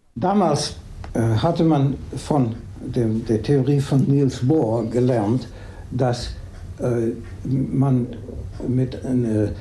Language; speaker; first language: German; native; German